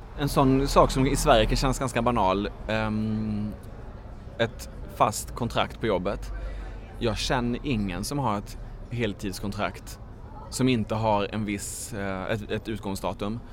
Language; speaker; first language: Swedish; native; Swedish